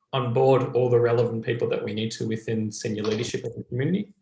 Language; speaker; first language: English; native; English